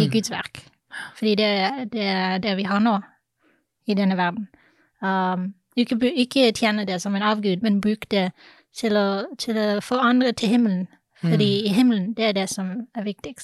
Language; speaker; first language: Norwegian; non-native, fluent; English